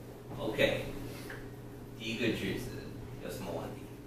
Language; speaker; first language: Chinese; non-native, fluent; English